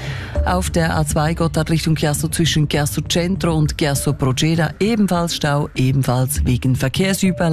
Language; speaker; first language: German; native; German